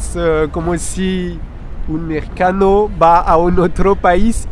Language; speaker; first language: Spanish; non-native, fluent; French